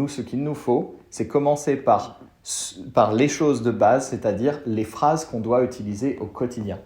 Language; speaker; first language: French; native; French